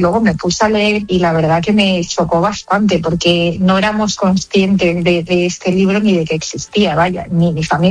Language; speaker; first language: Spanish; native; Spanish